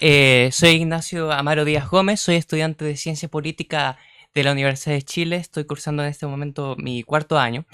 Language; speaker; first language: Spanish; native; Spanish